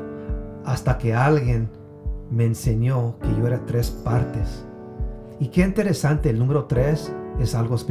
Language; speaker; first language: Spanish; early bilingual, heritage; Spanish